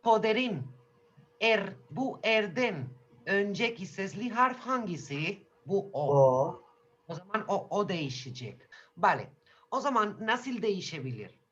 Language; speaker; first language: Turkish; non-native, fluent; Spanish